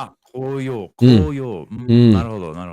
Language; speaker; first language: Japanese; non-native, learner; English